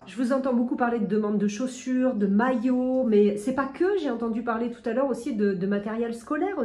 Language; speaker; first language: French; native; French